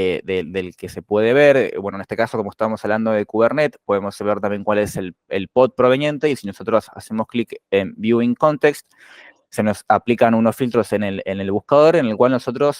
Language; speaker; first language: Spanish; native; Spanish